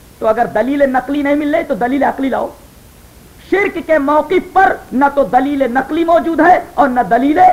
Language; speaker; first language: Urdu; native; Urdu